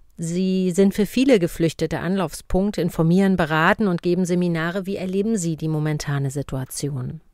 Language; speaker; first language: German; native; German